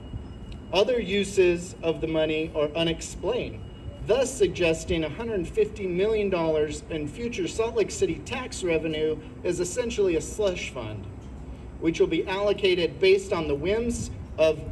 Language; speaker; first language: English; native; English